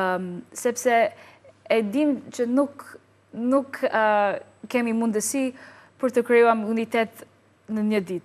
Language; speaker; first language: Albanian; non-native, learner; English